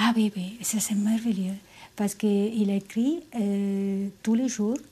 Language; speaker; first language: French; non-native, fluent; Spanish